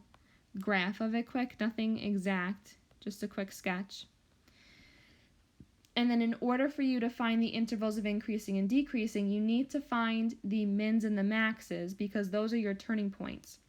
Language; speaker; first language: English; native; English